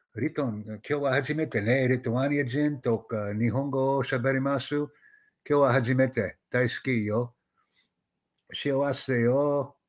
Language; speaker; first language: Japanese; non-native, learner; English